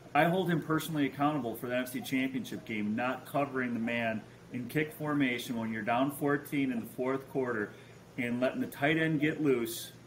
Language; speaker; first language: English; native; English